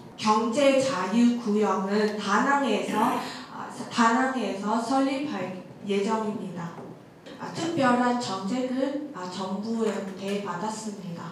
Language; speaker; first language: Korean; non-native, fluent; Vietnamese